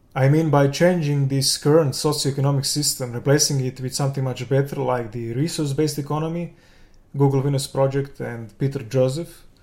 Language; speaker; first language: English; non-native, fluent; Serbian